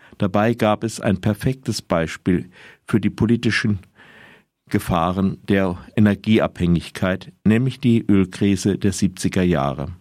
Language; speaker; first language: German; native; German